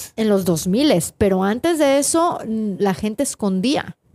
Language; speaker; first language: Spanish; native; Spanish